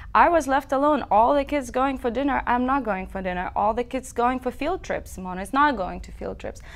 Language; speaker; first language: English; non-native, fluent; Lithuanian